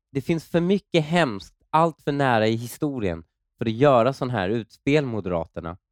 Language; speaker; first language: Swedish; early bilingual, other home language; Persian